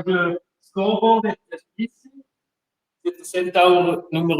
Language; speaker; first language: French; non-native, learner; German